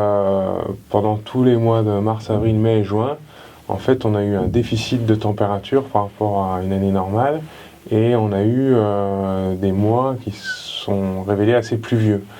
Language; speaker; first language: French; native; French